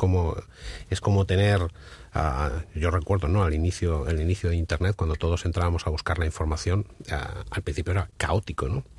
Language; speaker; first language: Spanish; native; Spanish